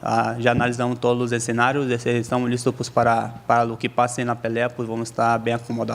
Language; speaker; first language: Spanish; native; Spanish